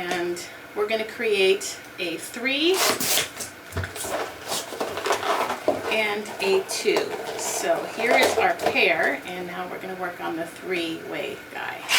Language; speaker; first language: English; native; English